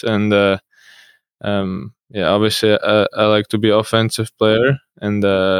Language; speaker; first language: English; non-native, fluent; Russian